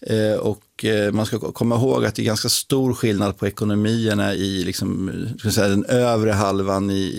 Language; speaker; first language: Swedish; native; Swedish